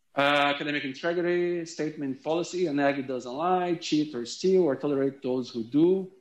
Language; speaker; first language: English; non-native, fluent; Portuguese